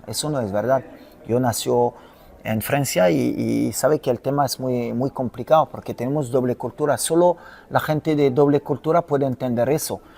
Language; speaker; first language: Spanish; non-native, fluent; French